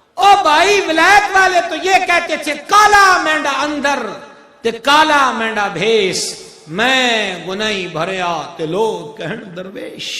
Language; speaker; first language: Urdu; non-native, local second language; Punjabi